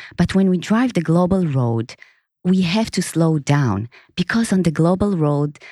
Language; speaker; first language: English; non-native, fluent; Hebrew